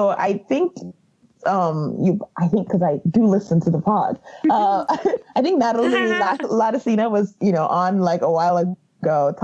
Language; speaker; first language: English; non-native, local second language; Yoruba